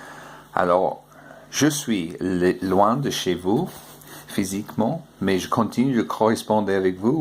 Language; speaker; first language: French; non-native, fluent; English